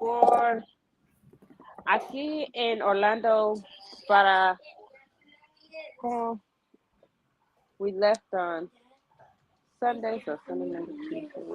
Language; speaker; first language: Spanish; non-native, learner; English